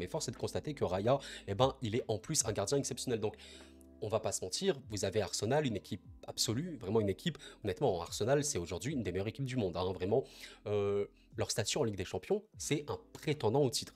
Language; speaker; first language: French; native; French